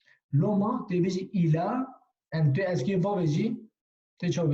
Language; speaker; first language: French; non-native, fluent; Kurdish